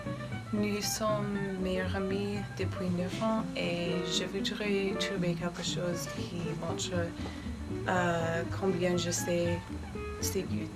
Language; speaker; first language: French; non-native, learner; English